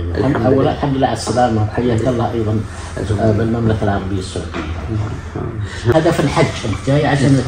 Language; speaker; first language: Arabic; native; Arabic